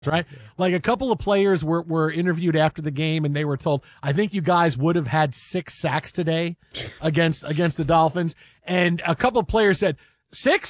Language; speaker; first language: English; native; English